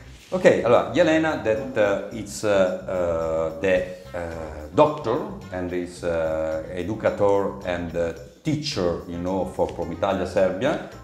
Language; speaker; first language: English; non-native, learner; Italian